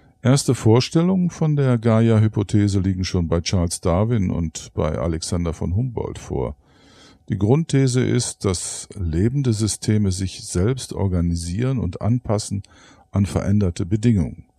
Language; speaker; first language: German; native; German